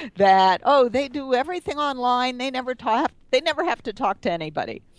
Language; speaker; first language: English; native; English